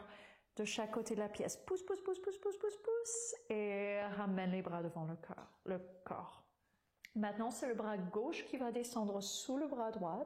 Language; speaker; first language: French; non-native, fluent; English